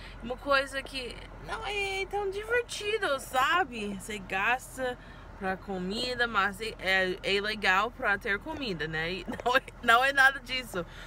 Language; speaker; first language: Portuguese; non-native, learner; English